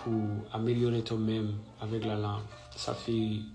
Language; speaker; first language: French; non-native, fluent; English